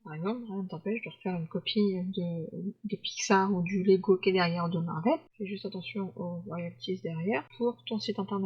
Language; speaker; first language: French; native; French